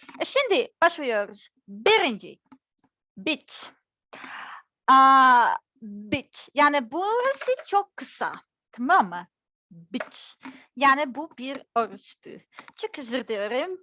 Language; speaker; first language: Turkish; non-native, learner; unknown